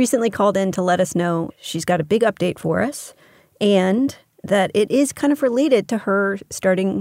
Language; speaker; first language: English; native; English